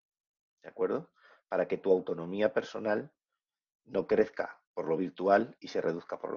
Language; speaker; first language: Spanish; native; Spanish